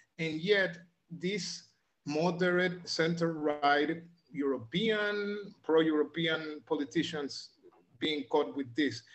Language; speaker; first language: English; non-native, fluent; Spanish